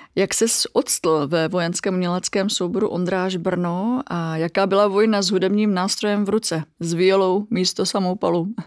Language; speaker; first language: Czech; native; Czech